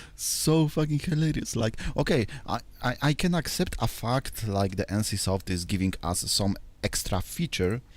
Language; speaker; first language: English; non-native, fluent; Polish